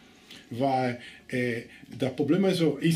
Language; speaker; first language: German; non-native, learner; Spanish